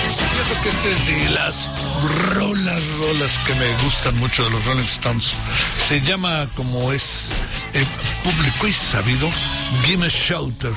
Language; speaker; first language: Spanish; native; Spanish